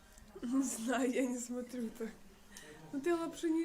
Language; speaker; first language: Russian; native; Russian